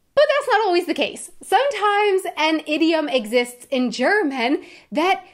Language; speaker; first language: English; native; English